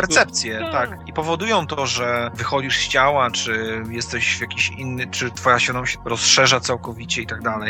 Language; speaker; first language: Polish; native; Polish